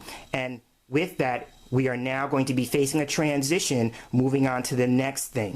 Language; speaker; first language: English; native; English